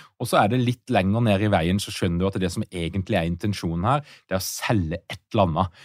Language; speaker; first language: Norwegian; native; Norwegian